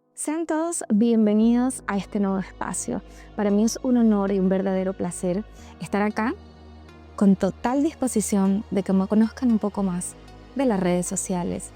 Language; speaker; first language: Spanish; native; Spanish